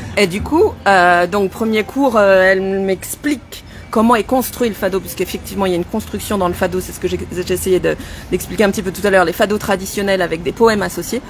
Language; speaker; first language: French; native; French